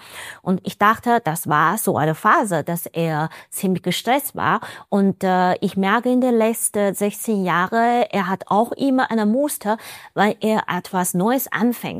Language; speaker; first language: German; non-native, fluent; Chinese